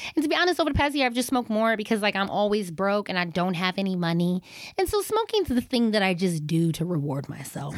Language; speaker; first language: English; native; English